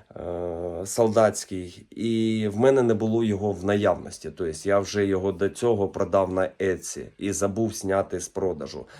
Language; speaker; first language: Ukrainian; native; Ukrainian